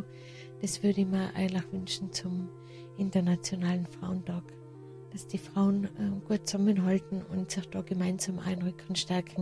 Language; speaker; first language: German; native; German